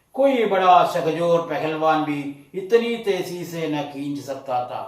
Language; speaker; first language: Hindi; non-native, local second language; Malayalam